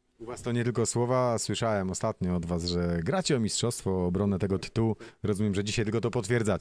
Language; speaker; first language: Polish; native; Polish